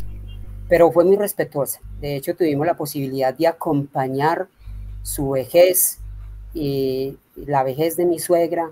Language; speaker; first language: Spanish; native; Spanish